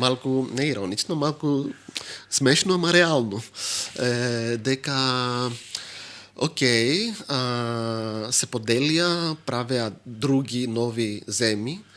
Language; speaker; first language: Macedonian; non-native, fluent; Greek